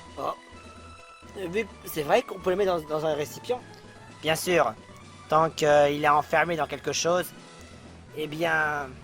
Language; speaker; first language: French; native; French